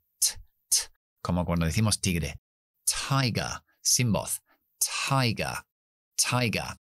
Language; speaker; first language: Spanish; non-native, fluent; English